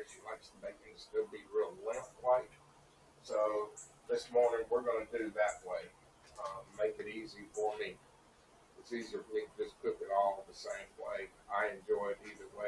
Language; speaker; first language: English; native; English